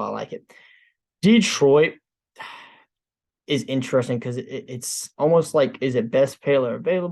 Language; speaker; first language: English; native; English